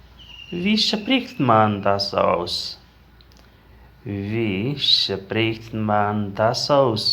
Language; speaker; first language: German; non-native, learner; Urdu